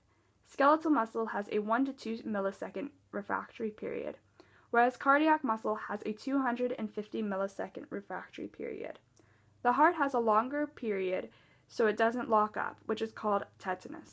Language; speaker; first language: English; native; English